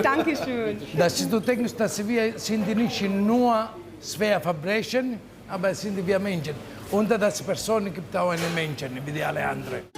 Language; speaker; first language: German; non-native, learner; Italian